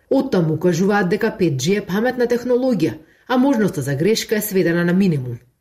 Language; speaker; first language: Macedonian; native; Macedonian